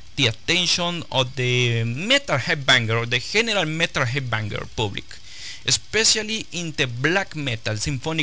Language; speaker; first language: English; non-native, learner; Spanish